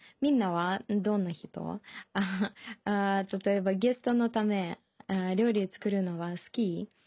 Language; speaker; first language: Japanese; non-native, learner; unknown